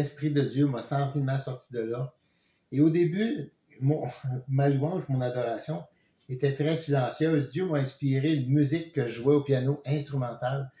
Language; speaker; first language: French; native; French